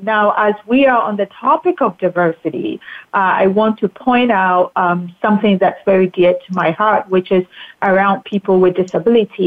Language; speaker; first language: English; non-native, local second language; Akan